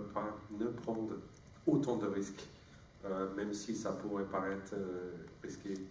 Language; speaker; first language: French; non-native, fluent; English